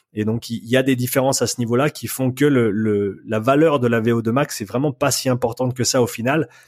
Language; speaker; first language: French; native; French